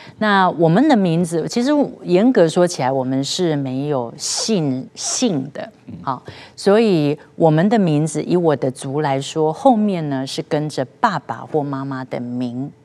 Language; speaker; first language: Chinese; native; Chinese